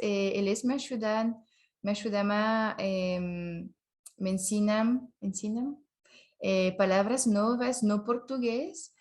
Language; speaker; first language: Portuguese; non-native, learner; French